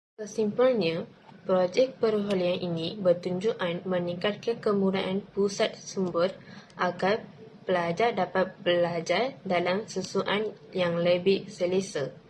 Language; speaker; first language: Malay; non-native, local second language; Tamil